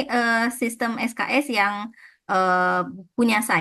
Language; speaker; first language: Indonesian; non-native, fluent; Japanese